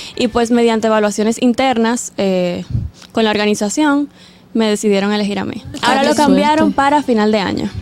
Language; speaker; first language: Spanish; native; Spanish